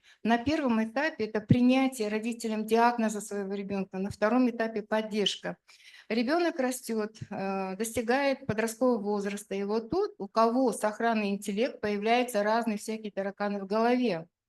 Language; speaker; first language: Russian; native; Russian